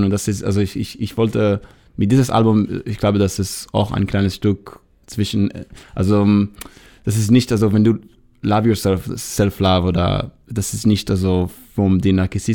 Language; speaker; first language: German; non-native, learner; Hebrew